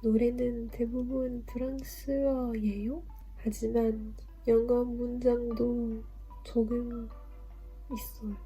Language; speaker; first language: Korean; non-native, learner; French